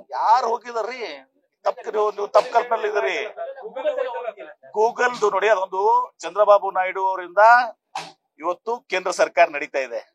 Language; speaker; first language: Kannada; native; Kannada